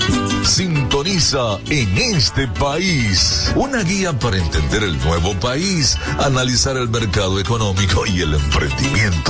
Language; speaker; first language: Spanish; native; Spanish